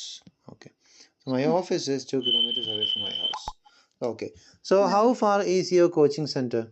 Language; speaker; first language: English; non-native, local second language; Malayalam